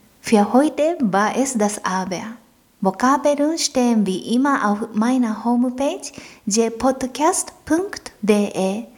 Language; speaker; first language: German; non-native, fluent; Japanese